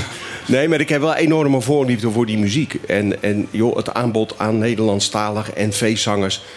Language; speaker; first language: Dutch; native; Dutch